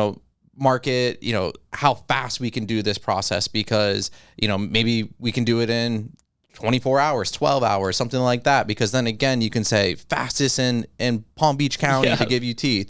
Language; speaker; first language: English; native; English